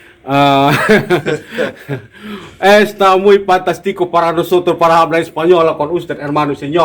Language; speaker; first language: Spanish; non-native, learner; Indonesian